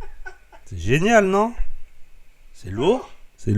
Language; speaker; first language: French; native; French